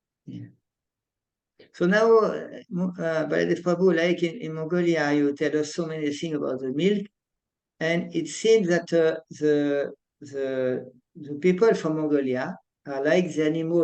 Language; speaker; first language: English; non-native, fluent; French